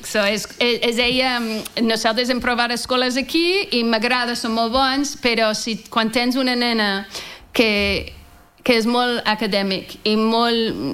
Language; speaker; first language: Catalan; non-native, learner; English